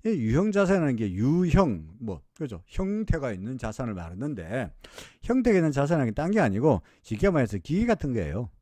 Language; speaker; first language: Korean; native; Korean